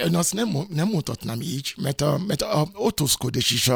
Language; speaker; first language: Hungarian; non-native, fluent; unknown